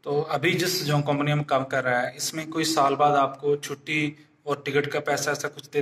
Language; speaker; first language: Hindi; native; Hindi